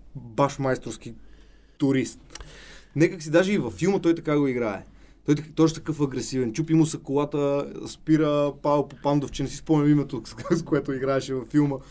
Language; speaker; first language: Bulgarian; native; Bulgarian